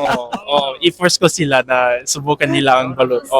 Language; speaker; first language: Filipino; non-native, fluent; English